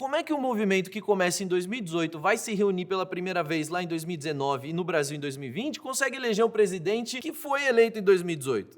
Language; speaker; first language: Portuguese; native; Portuguese